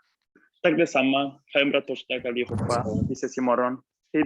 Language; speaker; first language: Swedish; non-native, fluent; Spanish